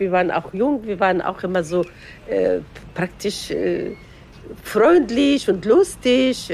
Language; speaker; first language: German; non-native, fluent; Arabic